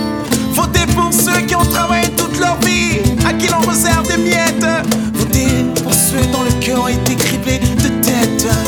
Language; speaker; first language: French; native; French